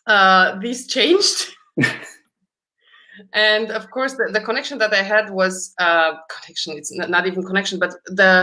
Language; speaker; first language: English; early bilingual, other home language; Romanian